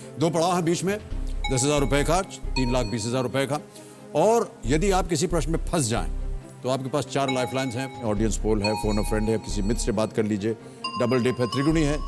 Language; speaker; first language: Hindi; native; Hindi